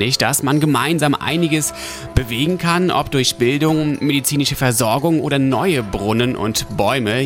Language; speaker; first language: German; native; German